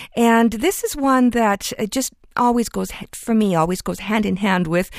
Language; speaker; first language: English; early bilingual, other home language; Ukrainian